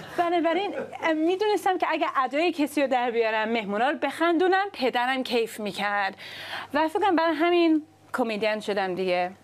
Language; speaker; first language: Persian; early bilingual, heritage; Persian